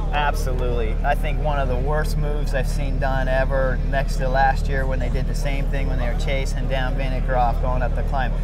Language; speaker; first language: English; native; English